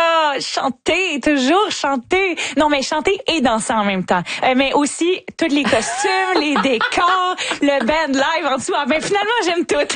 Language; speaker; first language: French; native; French